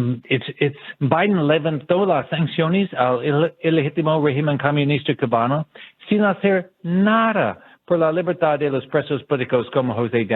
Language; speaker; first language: Spanish; non-native, learner; English